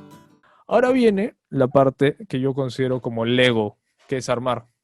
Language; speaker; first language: Spanish; native; Spanish